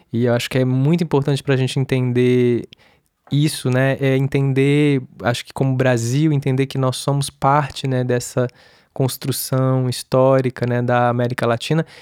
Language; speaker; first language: Portuguese; native; Portuguese